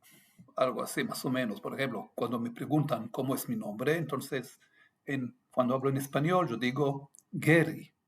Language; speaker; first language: Spanish; non-native, fluent; Hebrew